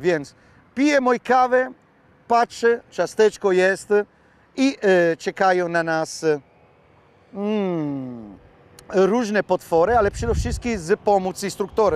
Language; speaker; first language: Polish; non-native, fluent; Italian